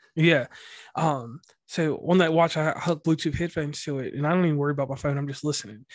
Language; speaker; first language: English; native; English